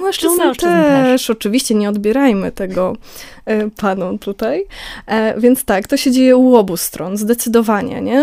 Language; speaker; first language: Polish; native; Polish